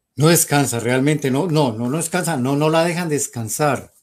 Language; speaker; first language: Spanish; native; Spanish